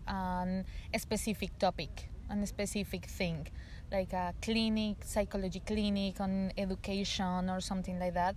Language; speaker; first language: English; non-native, learner; Spanish